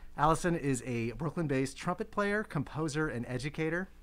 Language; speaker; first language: English; native; English